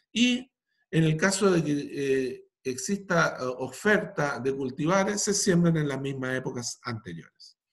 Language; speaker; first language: Spanish; native; Spanish